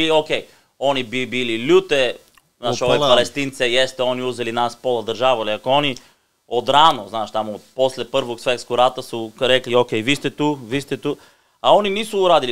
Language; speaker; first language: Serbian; non-native, learner; Bulgarian